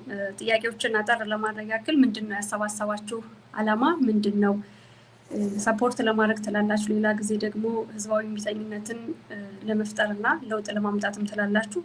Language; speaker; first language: Amharic; native; Amharic